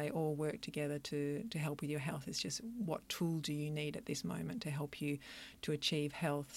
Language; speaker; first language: English; native; English